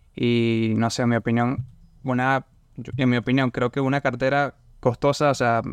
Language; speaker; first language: Spanish; native; Spanish